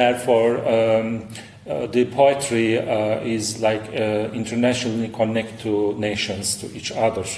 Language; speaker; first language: English; non-native, fluent; Turkish